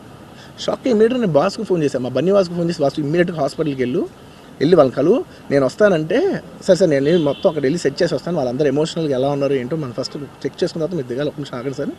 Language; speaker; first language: Telugu; native; Telugu